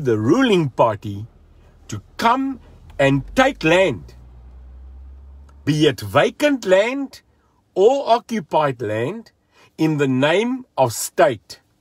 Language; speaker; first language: English; non-native, local second language; Afrikaans